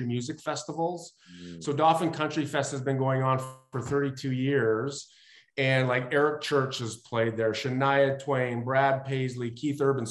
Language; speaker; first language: English; native; English